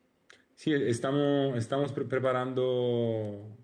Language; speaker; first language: Spanish; non-native, learner; Italian